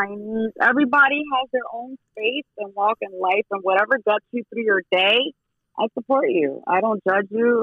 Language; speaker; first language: English; native; English